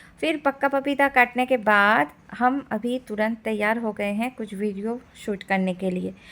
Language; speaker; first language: Hindi; non-native, local second language; Bangla